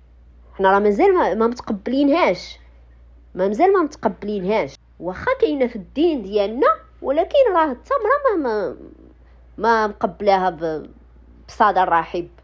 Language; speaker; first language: Arabic; native; Arabic